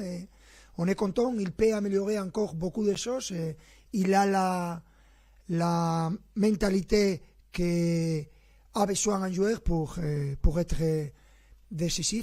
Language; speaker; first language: French; non-native, fluent; Spanish